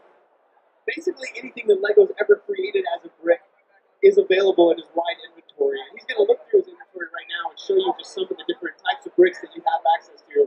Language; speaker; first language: English; native; English